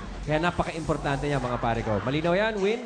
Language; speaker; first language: Filipino; native; Filipino